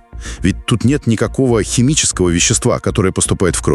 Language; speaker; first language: Russian; native; Russian